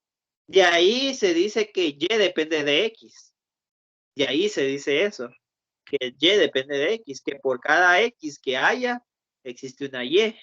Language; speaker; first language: Spanish; native; Spanish